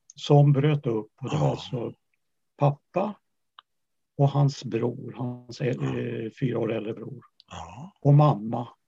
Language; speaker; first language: Swedish; early bilingual, other home language; Yiddish